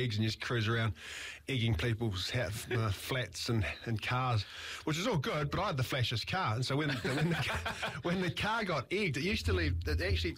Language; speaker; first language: English; native; English